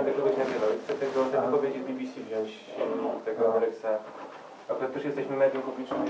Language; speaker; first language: Polish; native; Polish